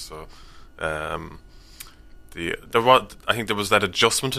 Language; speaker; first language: English; native; English